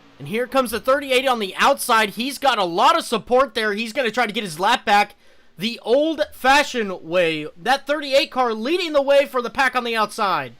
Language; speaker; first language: English; native; English